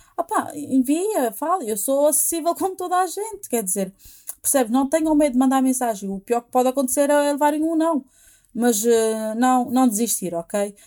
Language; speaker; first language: Portuguese; native; Portuguese